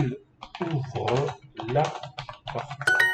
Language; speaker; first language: French; non-native, fluent; English